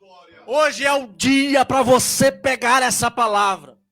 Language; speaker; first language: Portuguese; native; Portuguese